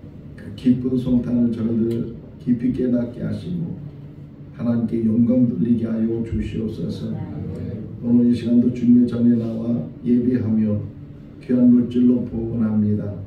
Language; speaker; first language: Korean; native; Korean